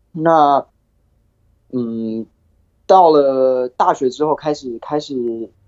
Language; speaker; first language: Chinese; early bilingual, heritage; Chinese